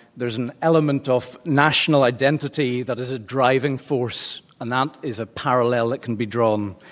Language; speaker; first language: English; native; English